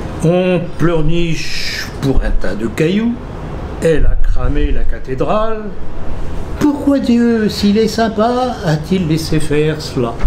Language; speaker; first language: French; native; French